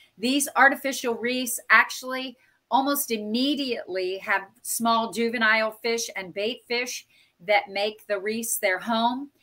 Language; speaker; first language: English; native; English